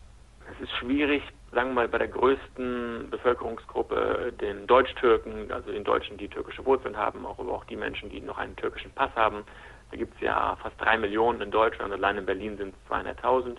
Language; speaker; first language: German; native; German